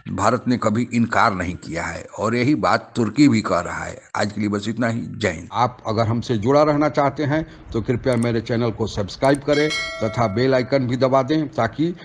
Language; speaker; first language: Hindi; native; Hindi